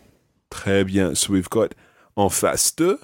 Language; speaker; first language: French; non-native, fluent; English